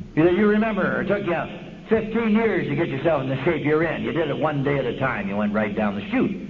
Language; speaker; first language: English; native; English